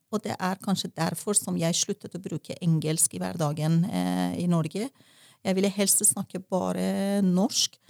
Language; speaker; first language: Norwegian; non-native, fluent; Persian